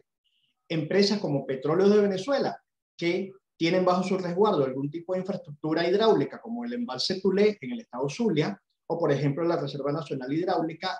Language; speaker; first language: Spanish; native; Spanish